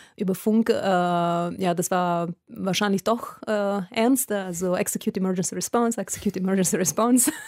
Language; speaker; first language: German; non-native, fluent; Italian